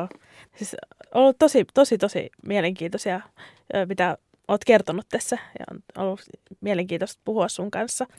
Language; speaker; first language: Finnish; native; Finnish